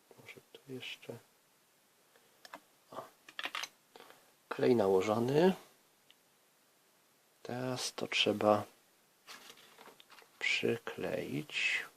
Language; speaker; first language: Polish; native; Polish